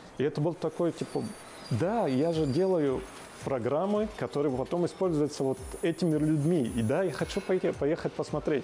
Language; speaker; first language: Russian; non-native, fluent; Arabic